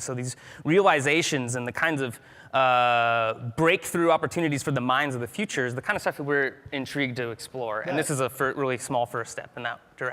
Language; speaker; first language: English; native; English